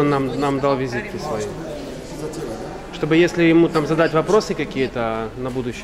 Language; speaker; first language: Russian; native; Russian